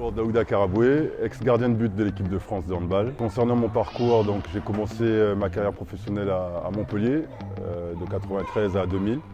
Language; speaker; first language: French; early bilingual, other home language; Dyula